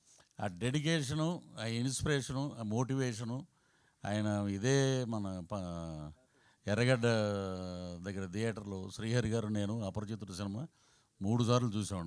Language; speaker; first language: Telugu; native; Telugu